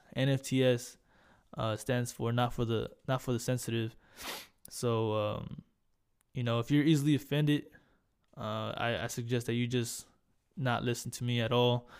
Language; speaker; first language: English; early bilingual, other home language; Spanish